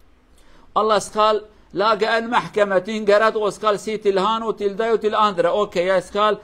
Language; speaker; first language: Norwegian; non-native, learner; Kurdish